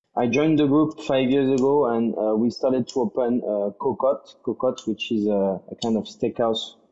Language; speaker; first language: English; non-native, fluent; French